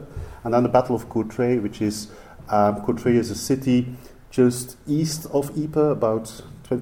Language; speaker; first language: English; non-native, fluent; Dutch